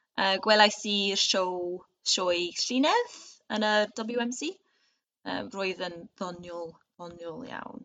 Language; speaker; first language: Welsh; non-native, local second language; English